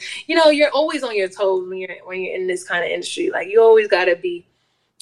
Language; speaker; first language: English; native; English